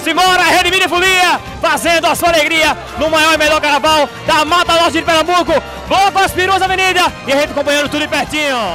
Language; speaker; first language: Portuguese; native; Portuguese